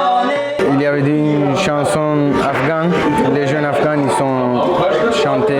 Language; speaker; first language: French; non-native, fluent; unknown